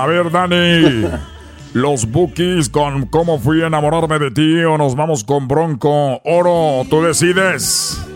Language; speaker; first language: Spanish; native; Spanish